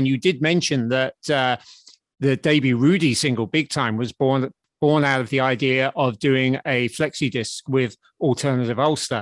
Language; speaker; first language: English; native; English